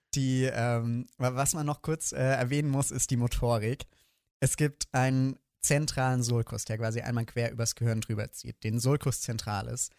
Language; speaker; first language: German; native; German